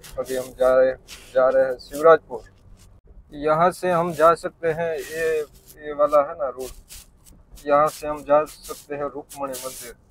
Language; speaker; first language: Hindi; non-native, local second language; Gujarati